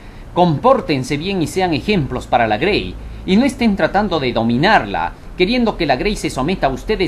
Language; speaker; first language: Spanish; native; Spanish